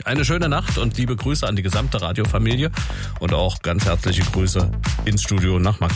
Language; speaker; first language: German; native; German